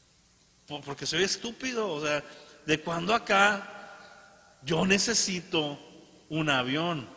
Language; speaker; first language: Spanish; native; Spanish